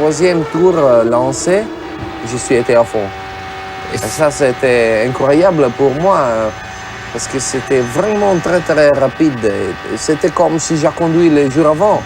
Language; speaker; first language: French; non-native, fluent; Italian